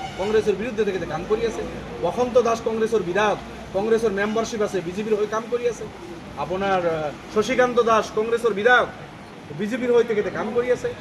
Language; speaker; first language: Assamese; non-native, local second language; Bangla